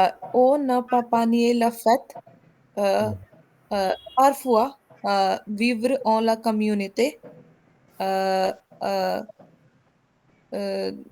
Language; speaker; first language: French; non-native, learner; Hindi